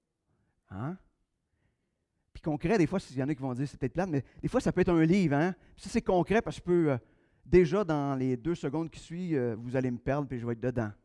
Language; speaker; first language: French; native; French